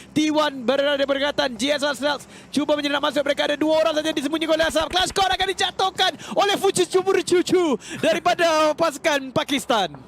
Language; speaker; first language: Malay; native; Malay